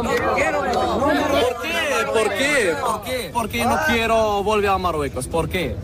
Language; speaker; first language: Spanish; non-native, learner; Arabic